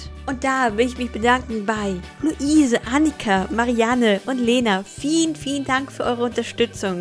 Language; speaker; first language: German; native; German